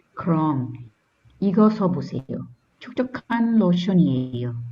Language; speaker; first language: Korean; non-native, learner; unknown